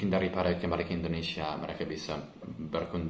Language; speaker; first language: Indonesian; non-native, learner; English